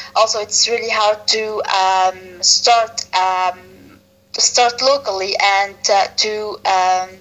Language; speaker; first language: English; non-native, fluent; Arabic